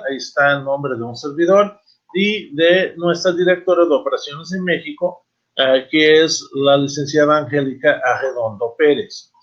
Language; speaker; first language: Spanish; non-native, fluent; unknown